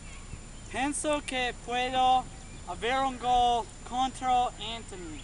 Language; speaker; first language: Spanish; non-native, learner; English